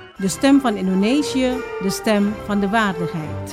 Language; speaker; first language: Dutch; non-native, fluent; Indonesian